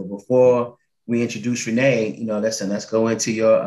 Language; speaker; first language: English; native; English